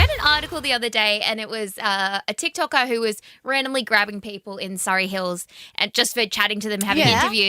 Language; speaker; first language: English; native; English